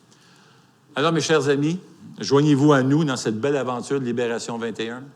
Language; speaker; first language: French; native; French